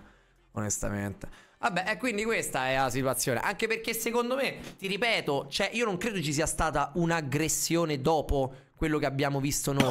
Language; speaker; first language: Italian; native; Italian